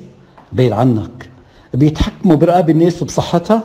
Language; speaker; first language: Arabic; native; Arabic